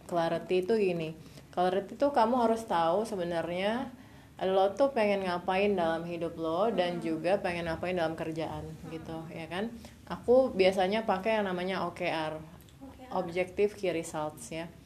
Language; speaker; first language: Indonesian; native; Indonesian